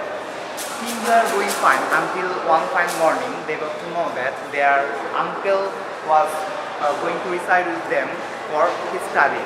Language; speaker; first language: English; non-native, local second language; Bangla